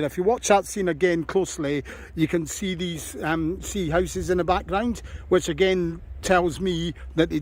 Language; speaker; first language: English; native; English